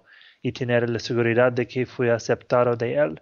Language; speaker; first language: Spanish; non-native, fluent; English